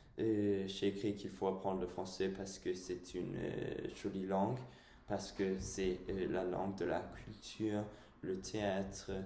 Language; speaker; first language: French; non-native, fluent; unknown